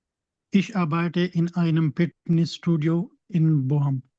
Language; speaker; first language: German; non-native, learner; Urdu